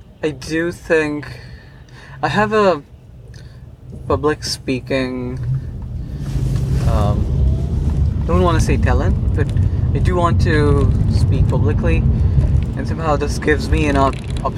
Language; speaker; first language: English; non-native, local second language; Urdu